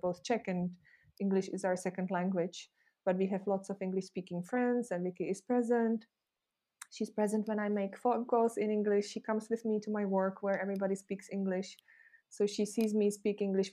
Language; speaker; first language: English; non-native, fluent; Czech